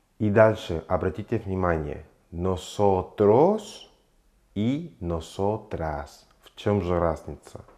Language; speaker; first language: Russian; non-native, fluent; Spanish